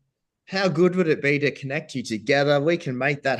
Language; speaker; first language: English; native; English